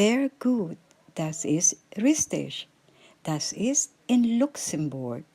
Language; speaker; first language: German; non-native, fluent; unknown